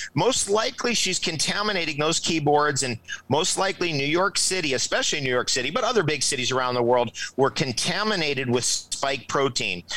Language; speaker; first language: English; native; English